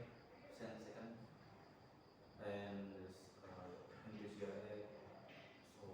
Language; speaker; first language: English; non-native, learner; Indonesian